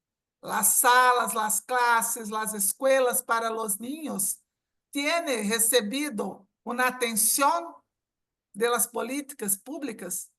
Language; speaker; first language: Portuguese; non-native, fluent; Spanish